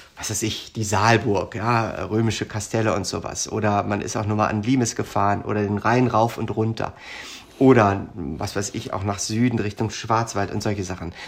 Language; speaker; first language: German; native; German